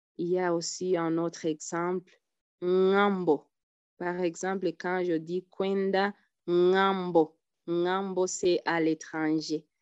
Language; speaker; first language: French; non-native, local second language; Rundi